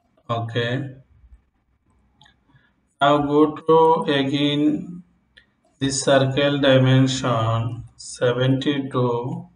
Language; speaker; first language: English; non-native, local second language; Bangla